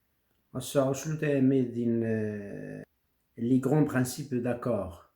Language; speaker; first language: Danish; non-native, fluent; French